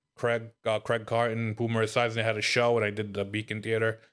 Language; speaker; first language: English; native; English